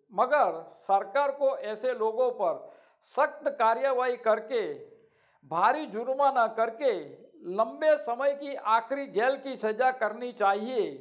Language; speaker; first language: Hindi; non-native, local second language; Gujarati